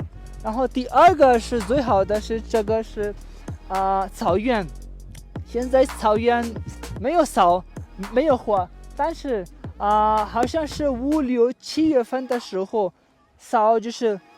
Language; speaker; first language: Chinese; non-native, fluent; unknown